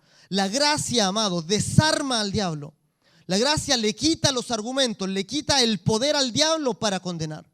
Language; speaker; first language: Spanish; native; Spanish